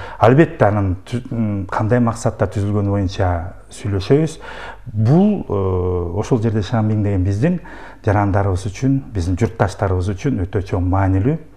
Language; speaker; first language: Kyrgyz; native; Kyrgyz